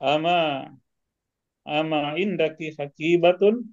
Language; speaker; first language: Arabic; non-native, learner; Indonesian